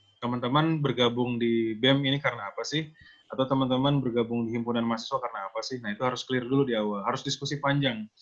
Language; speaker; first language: Indonesian; native; Indonesian